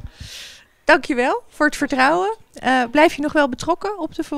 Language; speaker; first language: Dutch; native; Dutch